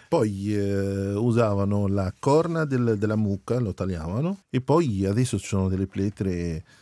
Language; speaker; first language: Italian; non-native, fluent; Arabic